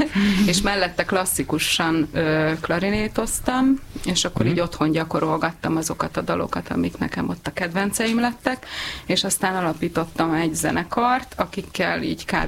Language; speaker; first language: Hungarian; native; Hungarian